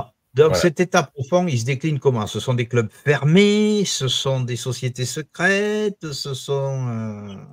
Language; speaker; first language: French; native; French